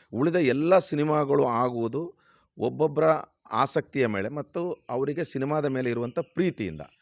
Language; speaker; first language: Kannada; non-native, local second language; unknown